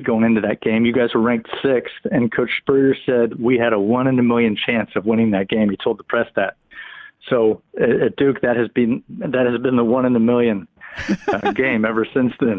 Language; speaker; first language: English; native; English